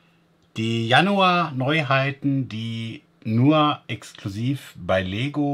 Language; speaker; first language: German; native; German